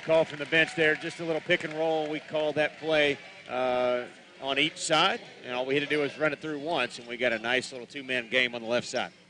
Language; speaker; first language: English; native; English